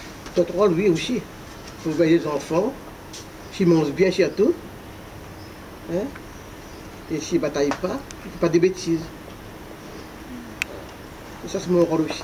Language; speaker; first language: French; non-native, local second language; Réunion Creole French